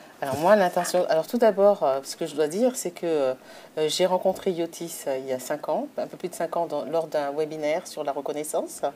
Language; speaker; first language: French; native; French